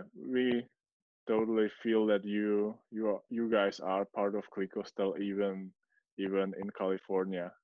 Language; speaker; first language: English; non-native, fluent; Czech